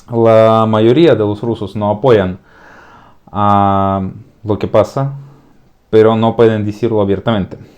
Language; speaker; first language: Spanish; non-native, fluent; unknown